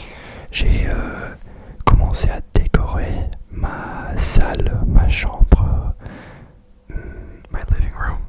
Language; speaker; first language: French; non-native, fluent; English